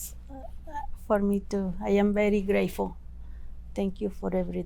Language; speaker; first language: English; non-native, learner; Spanish